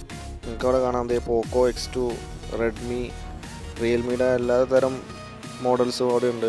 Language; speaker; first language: Malayalam; native; Malayalam